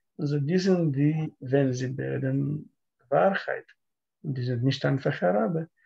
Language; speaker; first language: German; non-native, learner; Russian